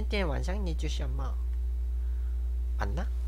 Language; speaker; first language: Chinese; non-native, learner; Korean